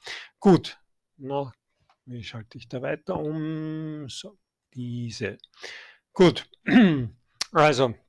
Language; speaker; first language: German; native; German